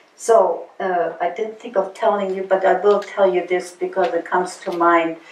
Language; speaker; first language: English; early bilingual, other home language; German